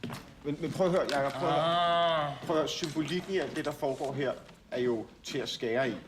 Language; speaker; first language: Danish; native; Danish